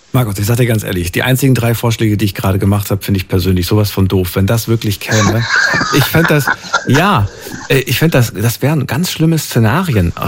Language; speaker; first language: German; native; German